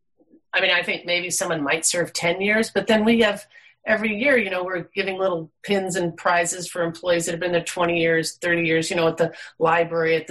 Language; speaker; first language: English; native; English